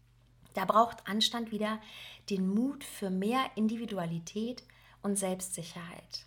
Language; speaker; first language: German; native; German